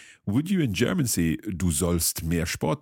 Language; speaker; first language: German; non-native, learner; English